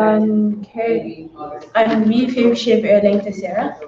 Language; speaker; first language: Irish; non-native, local second language; English